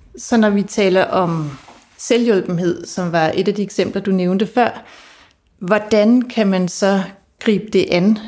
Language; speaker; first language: Danish; native; Danish